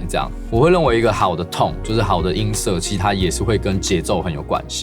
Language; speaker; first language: Chinese; native; Chinese